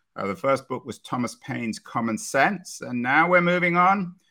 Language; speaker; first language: English; native; English